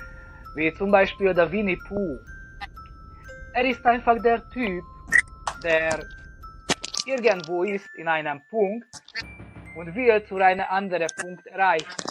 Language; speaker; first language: German; non-native, learner; Hungarian